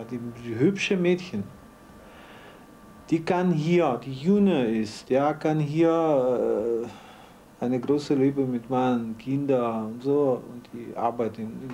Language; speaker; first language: German; non-native, learner; Ukrainian